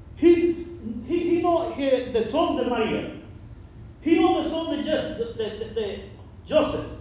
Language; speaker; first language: English; non-native, learner; Spanish